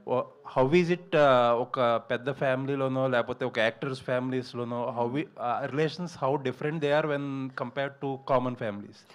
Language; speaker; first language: Telugu; native; Telugu